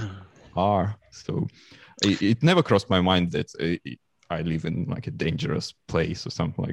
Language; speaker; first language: English; non-native, fluent; Russian